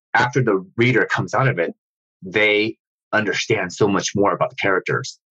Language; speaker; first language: English; native; English